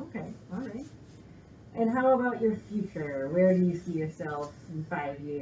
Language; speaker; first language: English; native; English